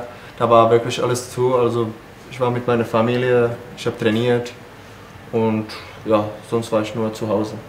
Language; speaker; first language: German; non-native, fluent; Czech